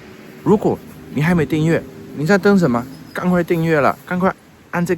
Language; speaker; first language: Chinese; non-native, fluent; Dutch